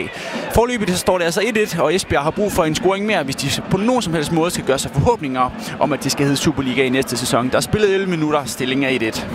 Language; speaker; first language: Danish; native; Danish